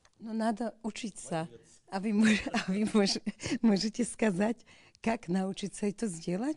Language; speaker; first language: Russian; non-native, learner; Slovak